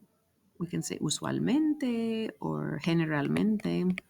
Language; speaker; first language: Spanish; non-native, fluent; English